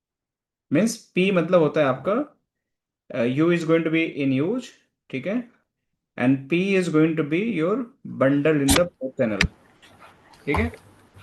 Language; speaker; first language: English; non-native, local second language; Hindi